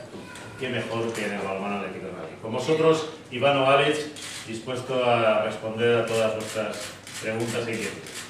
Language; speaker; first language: Spanish; native; Spanish